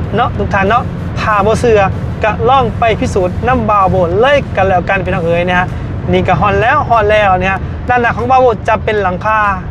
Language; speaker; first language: Thai; native; Thai